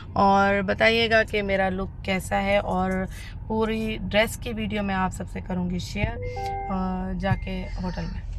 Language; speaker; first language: Urdu; native; Urdu